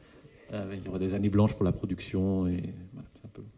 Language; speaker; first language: French; native; French